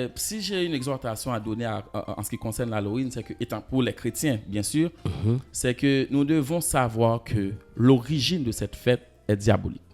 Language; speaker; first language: French; non-native, local second language; Haitian Creole